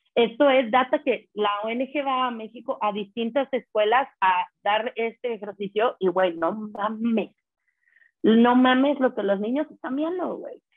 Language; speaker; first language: Spanish; native; Spanish